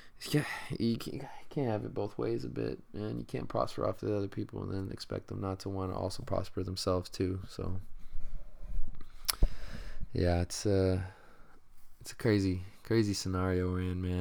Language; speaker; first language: English; early bilingual, other home language; Spanish